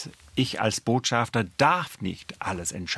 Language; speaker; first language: German; non-native, fluent; English